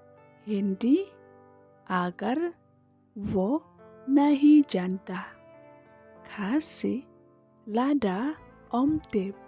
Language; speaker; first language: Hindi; non-native, local second language; Khasi